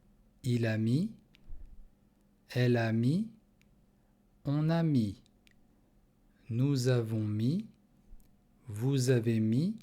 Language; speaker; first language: French; non-native, fluent; Russian